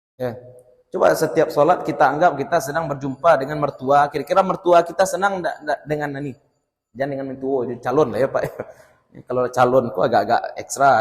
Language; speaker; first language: Malay; non-native, local second language; Minangkabau